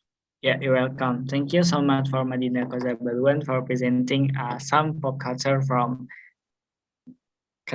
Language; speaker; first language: English; non-native, fluent; Indonesian